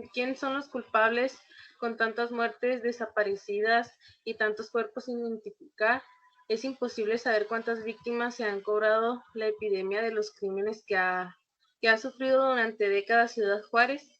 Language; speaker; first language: Spanish; native; Spanish